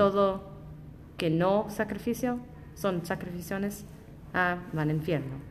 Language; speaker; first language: Spanish; non-native, learner; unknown